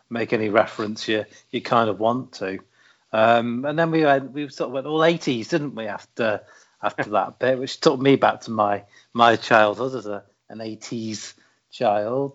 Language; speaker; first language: English; native; English